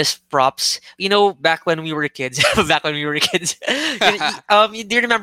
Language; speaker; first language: English; non-native, local second language; Filipino